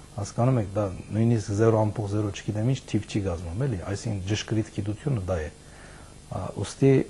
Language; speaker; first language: Armenian; early bilingual, heritage; Armenian